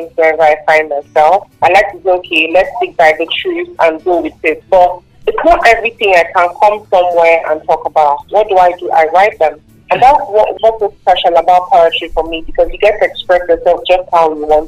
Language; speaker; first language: English; non-native, local second language; Igbo